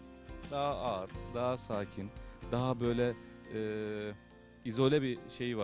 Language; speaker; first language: Turkish; native; Turkish